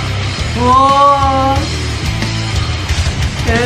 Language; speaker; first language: Japanese; non-native, fluent; Hungarian